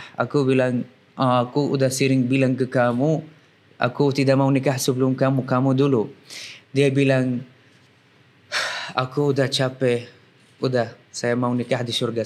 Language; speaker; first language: Indonesian; non-native, fluent; Arabic